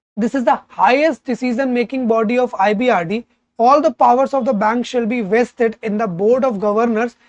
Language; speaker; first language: Hindi; native; Hindi